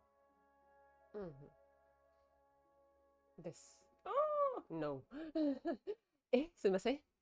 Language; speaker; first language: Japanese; non-native, learner; Russian